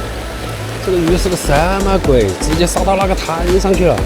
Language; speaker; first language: Chinese; native; Chinese